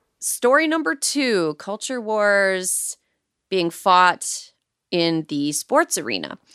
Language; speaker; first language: English; native; English